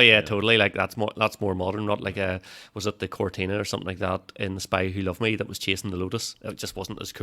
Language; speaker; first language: English; native; English